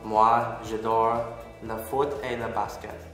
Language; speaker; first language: French; non-native, learner; English